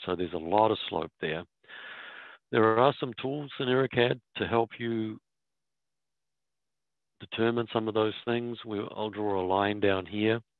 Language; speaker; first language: English; native; English